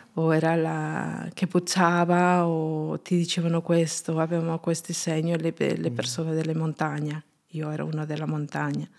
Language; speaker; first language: Italian; non-native, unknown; Spanish